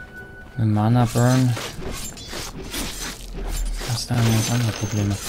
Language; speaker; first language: German; native; German